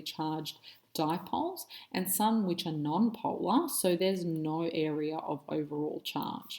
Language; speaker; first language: English; native; English